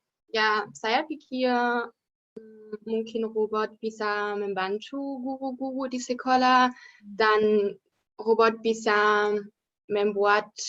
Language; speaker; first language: Indonesian; non-native, learner; German